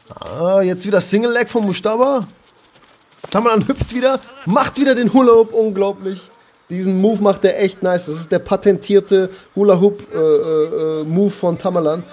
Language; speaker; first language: German; early bilingual, other home language; Armenian